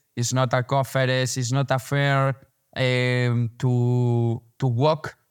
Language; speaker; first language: English; non-native, learner; Spanish